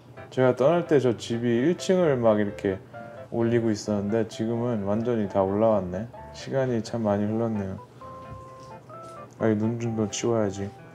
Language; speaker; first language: Korean; native; Korean